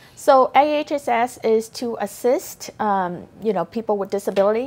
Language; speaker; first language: English; early bilingual, other home language; Vietnamese